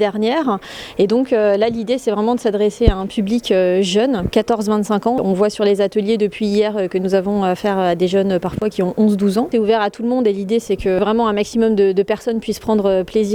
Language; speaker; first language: French; native; French